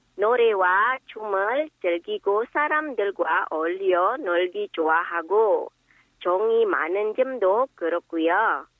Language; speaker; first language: Korean; non-native, fluent; Indonesian